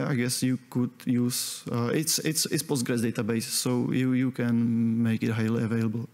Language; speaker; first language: English; non-native, fluent; Czech